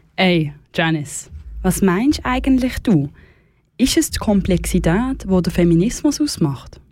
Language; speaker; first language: German; native; German